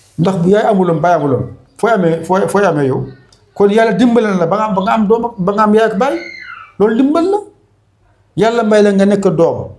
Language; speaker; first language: Wolof; non-native, local second language; Fula